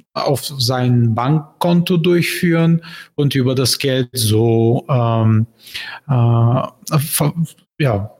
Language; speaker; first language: German; non-native, fluent; Bulgarian